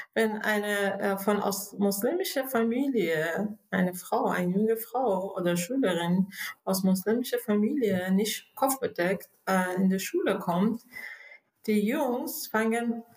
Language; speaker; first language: German; non-native, fluent; Persian